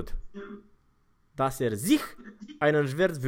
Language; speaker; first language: German; non-native, fluent; Romanian